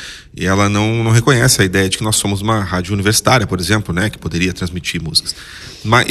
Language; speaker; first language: Portuguese; native; Portuguese